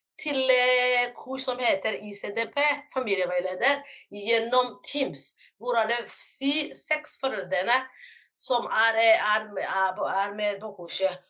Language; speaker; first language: Norwegian; non-native, fluent; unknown